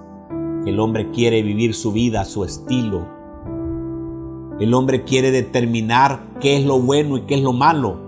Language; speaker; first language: Spanish; native; Spanish